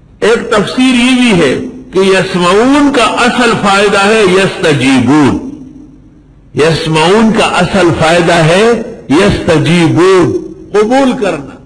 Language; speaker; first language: Urdu; non-native, local second language; Pashto